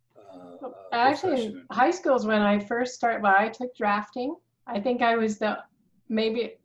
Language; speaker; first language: English; native; English